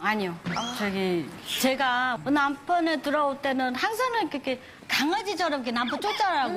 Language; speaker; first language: Korean; non-native, learner; Vietnamese